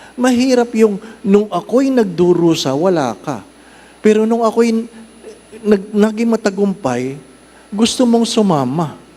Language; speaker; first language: Filipino; non-native, local second language; Cebuano